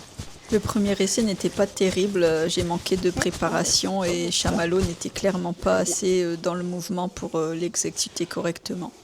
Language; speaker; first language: French; native; French